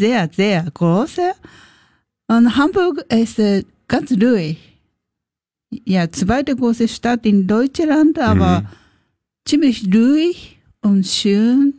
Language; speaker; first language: German; non-native, learner; Japanese